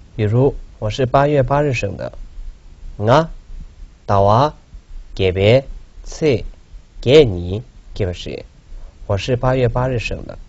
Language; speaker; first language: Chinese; non-native, local second language; Tibetan